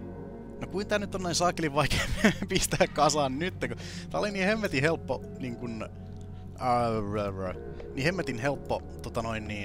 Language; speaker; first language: Finnish; native; Finnish